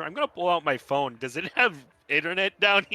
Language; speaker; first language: English; native; English